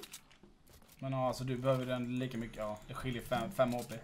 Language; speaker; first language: Swedish; native; Swedish